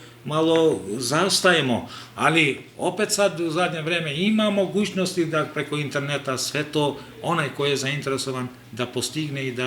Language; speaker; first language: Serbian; non-native, local second language; Albanian